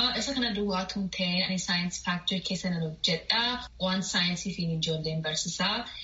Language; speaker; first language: Oromo; early bilingual, heritage; Oromo